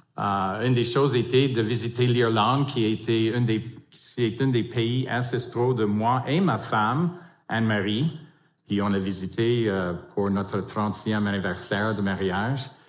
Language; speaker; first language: French; non-native, fluent; English